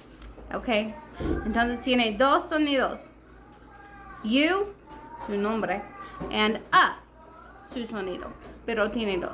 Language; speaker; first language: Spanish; non-native, learner; English